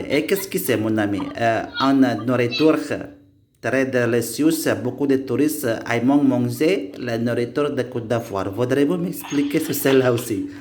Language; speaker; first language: French; non-native, learner; Indonesian